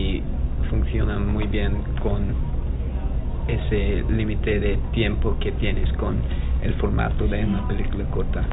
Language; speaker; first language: Spanish; non-native, learner; English